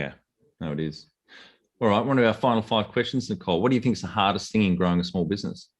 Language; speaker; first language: English; native; English